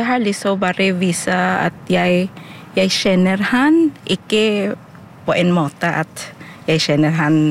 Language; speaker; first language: Norwegian; non-native, learner; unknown